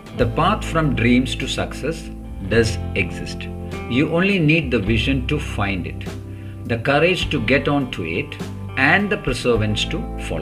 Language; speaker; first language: English; non-native, local second language; Malayalam